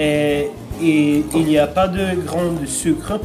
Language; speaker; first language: French; non-native, learner; Latvian